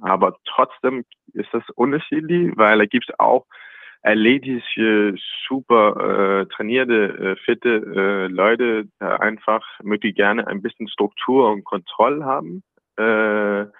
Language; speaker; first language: German; non-native, learner; Danish